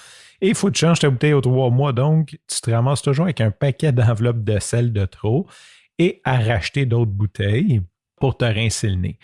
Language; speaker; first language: French; native; French